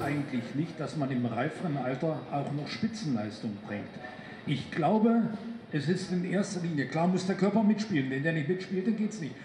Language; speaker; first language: German; native; German